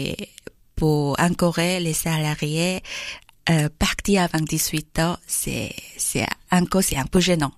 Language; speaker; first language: French; non-native, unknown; Korean